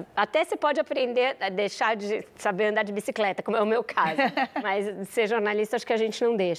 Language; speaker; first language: Portuguese; native; Portuguese